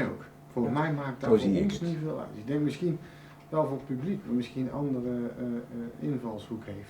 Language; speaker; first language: Dutch; native; Dutch